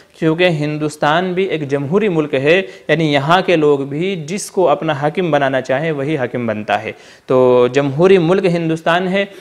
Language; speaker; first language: Urdu; native; Urdu